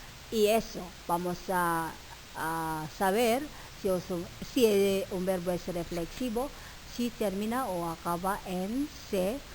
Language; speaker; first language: Spanish; non-native, fluent; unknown